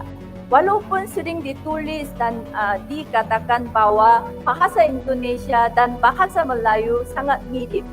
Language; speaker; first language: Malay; non-native, fluent; Korean